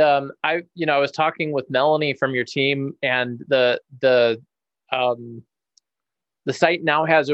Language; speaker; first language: English; native; English